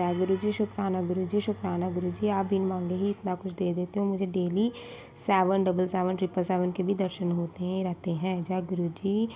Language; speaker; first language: Hindi; non-native, local second language; Punjabi